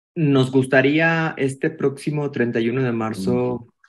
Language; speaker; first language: Spanish; native; Spanish